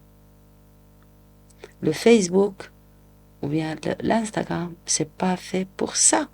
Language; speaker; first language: French; non-native, local second language; Arabic